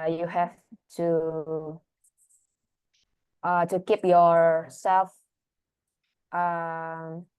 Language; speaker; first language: English; non-native, learner; Indonesian